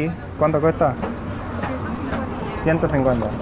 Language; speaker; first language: Spanish; non-native, fluent; English